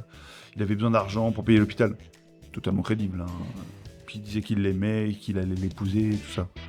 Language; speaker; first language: French; native; French